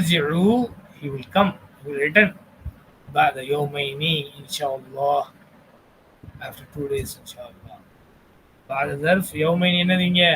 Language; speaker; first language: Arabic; non-native, fluent; Tamil